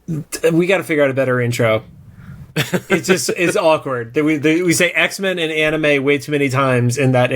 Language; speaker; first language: English; native; English